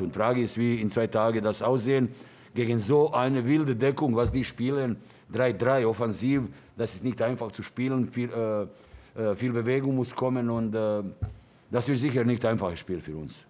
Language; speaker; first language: German; non-native, fluent; Russian